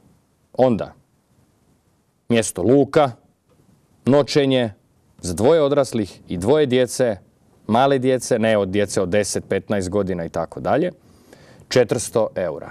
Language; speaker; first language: Croatian; native; Croatian